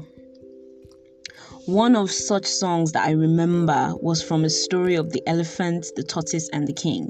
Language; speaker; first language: English; non-native, local second language; Yoruba